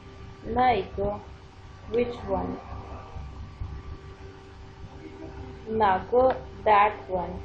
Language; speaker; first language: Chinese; non-native, fluent; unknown